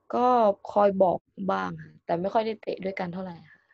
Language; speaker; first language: Thai; native; Thai